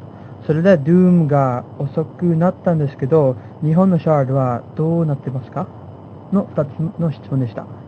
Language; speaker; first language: Japanese; non-native, fluent; English